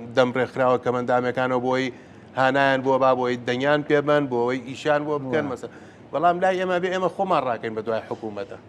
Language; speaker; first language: Central Kurdish; native; Central Kurdish